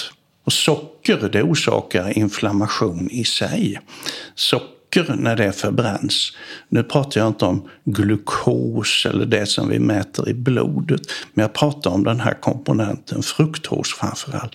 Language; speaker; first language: Swedish; native; Swedish